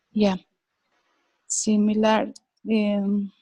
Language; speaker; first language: English; non-native, learner; Spanish